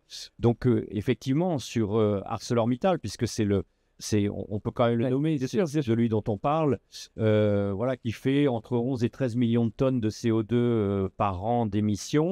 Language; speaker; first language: French; native; French